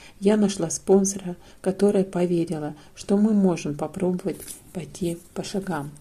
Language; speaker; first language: Russian; non-native, fluent; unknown